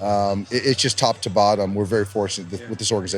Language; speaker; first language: English; native; English